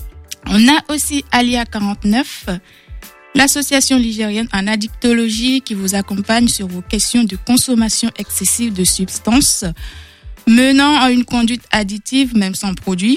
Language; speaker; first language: French; native; French